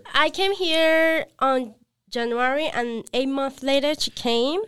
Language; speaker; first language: English; non-native, learner; Spanish